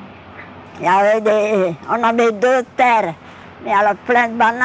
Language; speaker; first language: French; non-native, local second language; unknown